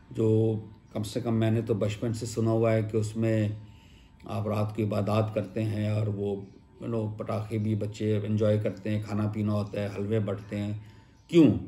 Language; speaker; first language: Urdu; native; Urdu